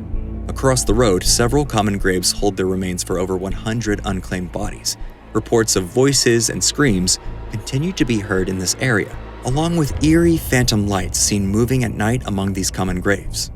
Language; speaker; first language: English; native; English